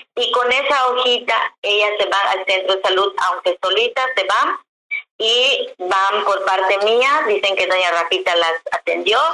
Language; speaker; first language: Spanish; non-native, local second language; Yucateco